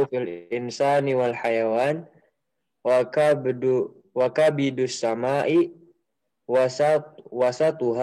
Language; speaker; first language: Arabic; non-native, learner; Indonesian